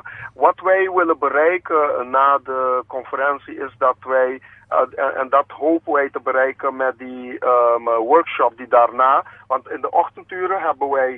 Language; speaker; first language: Dutch; non-native, local second language; Papiamento